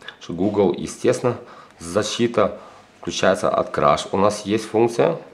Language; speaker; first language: Russian; non-native, local second language; Ukrainian